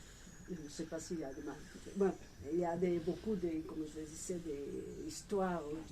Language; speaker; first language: French; non-native, fluent; Spanish